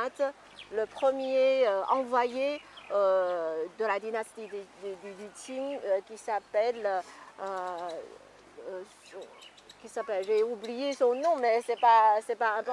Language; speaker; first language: French; non-native, fluent; Chinese